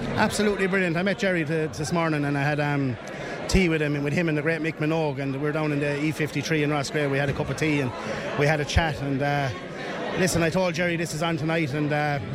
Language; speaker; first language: English; native; English